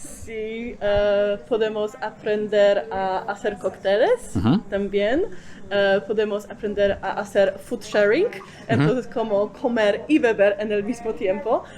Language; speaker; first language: Spanish; non-native, fluent; Polish